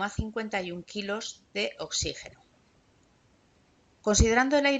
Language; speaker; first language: Spanish; native; Spanish